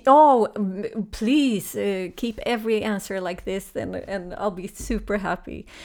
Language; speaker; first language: English; non-native, fluent; Swedish